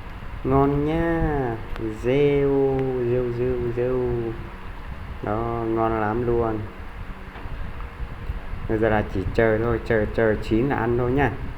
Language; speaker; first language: Vietnamese; non-native, local second language; Hmong